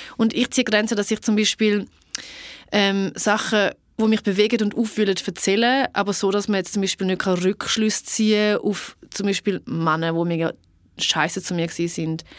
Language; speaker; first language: German; early bilingual, other home language; Albanian